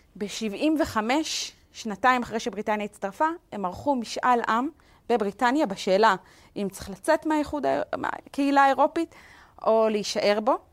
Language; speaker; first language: Hebrew; native; Hebrew